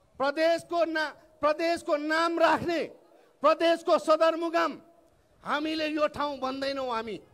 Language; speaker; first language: Nepali; non-native, local second language; Eastern Tamang